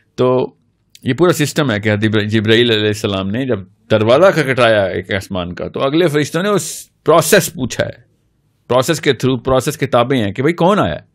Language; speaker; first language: Urdu; native; Urdu